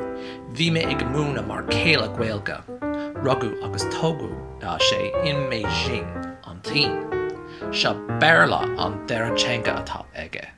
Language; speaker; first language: Irish; non-native, learner; English